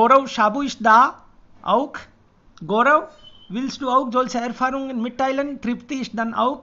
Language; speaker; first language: German; non-native, fluent; Hindi